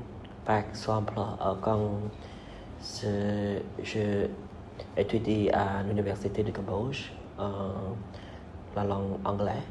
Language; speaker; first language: French; non-native, learner; Khmer